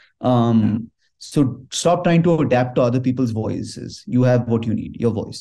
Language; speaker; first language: English; non-native, local second language; Hindi